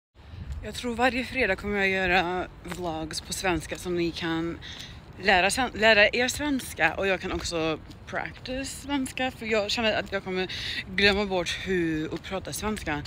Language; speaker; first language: Swedish; early bilingual, heritage; Swedish